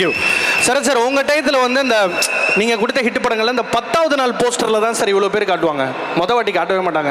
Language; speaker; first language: Tamil; native; Tamil